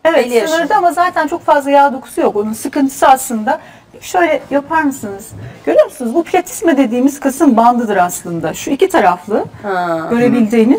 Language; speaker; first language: Turkish; native; Turkish